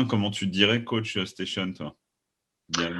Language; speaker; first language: French; native; French